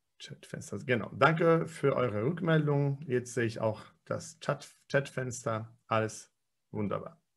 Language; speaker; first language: German; non-native, fluent; Polish